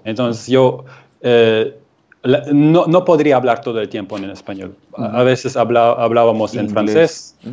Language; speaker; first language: Spanish; non-native, fluent; German